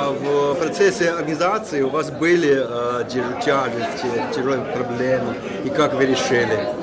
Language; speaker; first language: Russian; non-native, learner; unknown